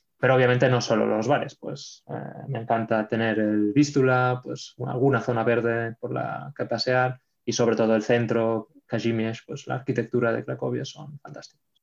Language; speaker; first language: Spanish; non-native, local second language; Catalan